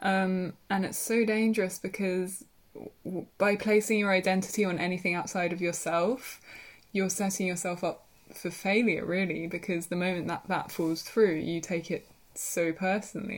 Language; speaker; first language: English; native; English